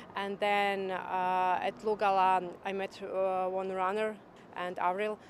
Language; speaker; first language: English; non-native, learner; Croatian